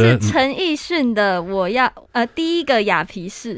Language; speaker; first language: Chinese; native; Chinese